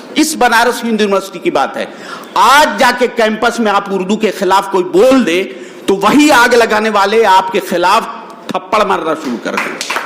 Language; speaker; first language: Urdu; native; Urdu